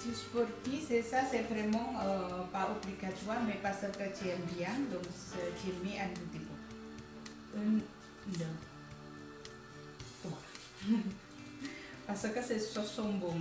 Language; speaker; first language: French; non-native, learner; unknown